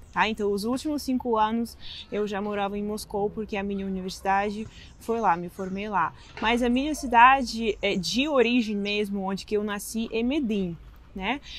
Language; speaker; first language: Portuguese; non-native, fluent; Russian